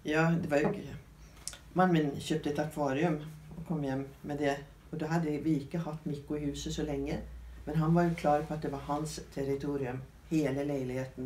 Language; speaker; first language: Norwegian; native; Norwegian